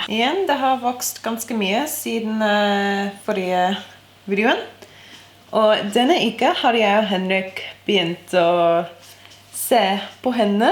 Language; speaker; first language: Norwegian; non-native, fluent; English